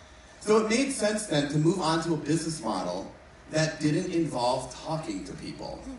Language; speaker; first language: English; native; English